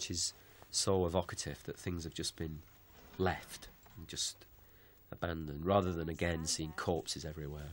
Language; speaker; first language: English; native; English